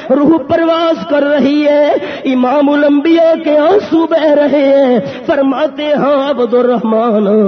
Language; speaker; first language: Urdu; non-native, local second language; Pashto